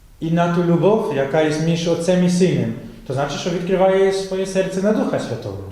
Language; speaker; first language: Ukrainian; non-native, fluent; Polish